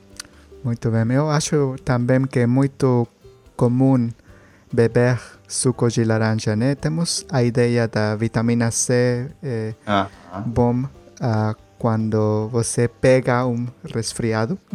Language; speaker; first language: Portuguese; non-native, learner; Spanish